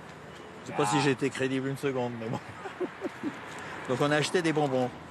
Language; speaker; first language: French; native; French